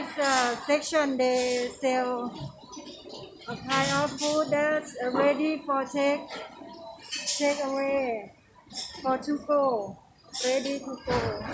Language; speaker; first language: English; non-native, learner; Thai